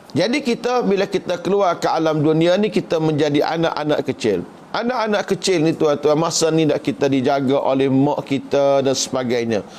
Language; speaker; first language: Malay; native; Malay